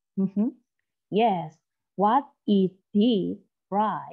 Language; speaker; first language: English; non-native, learner; Korean